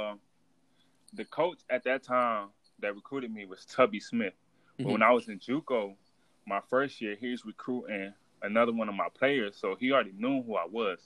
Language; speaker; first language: English; native; English